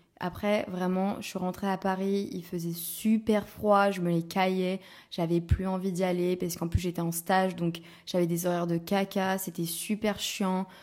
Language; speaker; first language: French; native; French